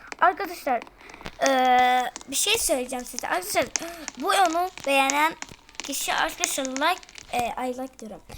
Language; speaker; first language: Turkish; early bilingual, heritage; Turkish